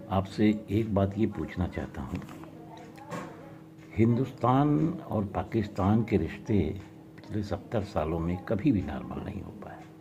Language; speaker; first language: Hindi; native; Hindi